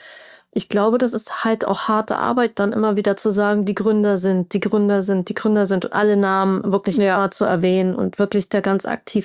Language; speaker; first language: German; native; German